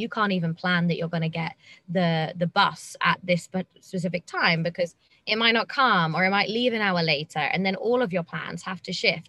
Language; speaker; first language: English; native; English